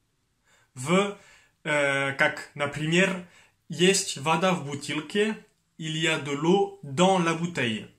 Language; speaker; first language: Russian; non-native, fluent; French